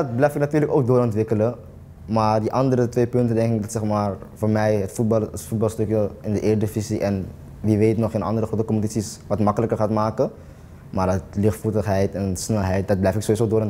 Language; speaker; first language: Dutch; native; Dutch